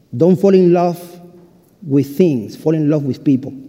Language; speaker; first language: English; non-native, fluent; Spanish